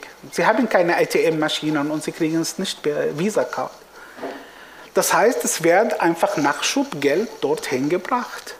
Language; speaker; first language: German; non-native, fluent; Arabic